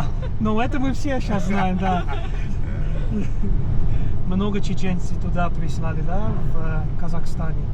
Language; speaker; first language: Russian; non-native, learner; English